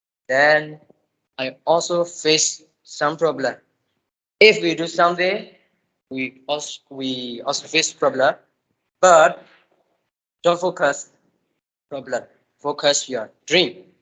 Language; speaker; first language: English; non-native, learner; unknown